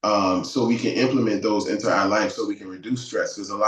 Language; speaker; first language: English; native; English